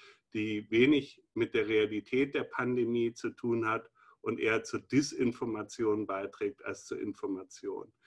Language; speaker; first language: German; native; German